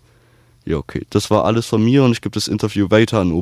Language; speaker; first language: German; native; German